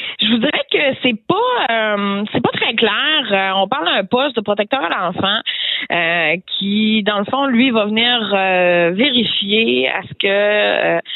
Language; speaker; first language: French; native; French